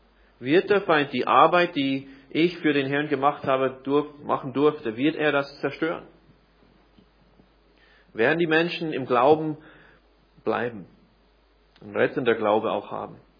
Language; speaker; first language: German; non-native, fluent; English